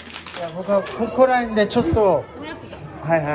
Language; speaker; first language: Japanese; non-native, learner; Korean